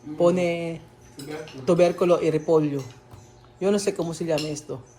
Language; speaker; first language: Spanish; non-native, learner; Filipino